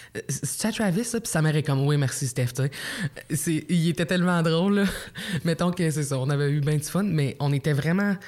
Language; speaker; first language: French; native; French